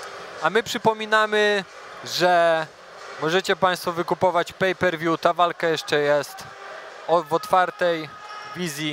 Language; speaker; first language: Polish; native; Polish